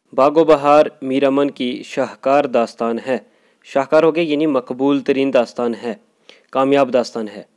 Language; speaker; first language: Urdu; non-native, local second language; Kashmiri